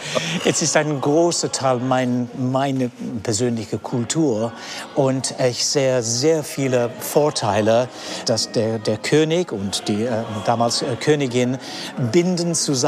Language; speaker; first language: German; non-native, fluent; English